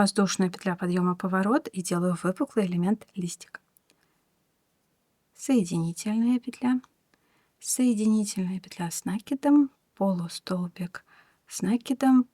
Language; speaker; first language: Russian; native; Russian